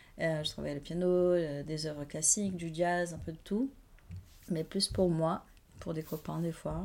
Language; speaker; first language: French; non-native, fluent; Portuguese